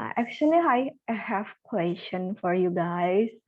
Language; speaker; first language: English; non-native, learner; Indonesian